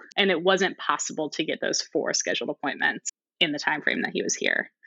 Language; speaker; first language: English; native; English